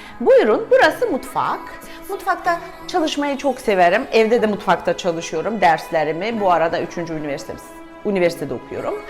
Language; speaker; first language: Turkish; non-native, fluent; Russian